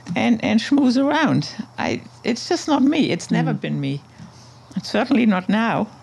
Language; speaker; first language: English; non-native, fluent; German